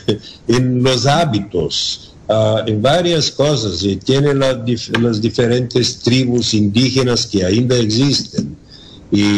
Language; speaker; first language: Spanish; non-native, learner; Bulgarian